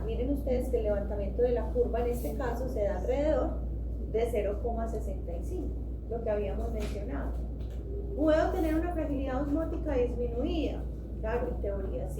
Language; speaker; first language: Spanish; native; Spanish